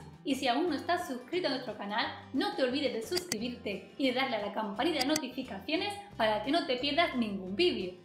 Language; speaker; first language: Spanish; native; Spanish